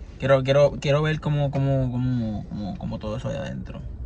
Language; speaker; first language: Spanish; early bilingual, heritage; Spanish